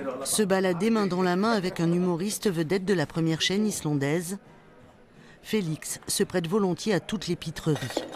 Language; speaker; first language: French; native; French